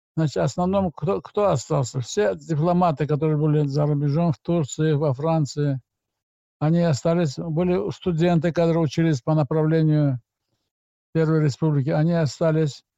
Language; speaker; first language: Russian; non-native, local second language; Azerbaijani